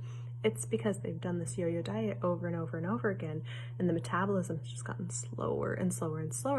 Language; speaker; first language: English; native; English